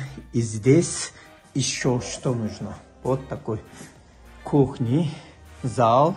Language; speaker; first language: Russian; non-native, fluent; Turkish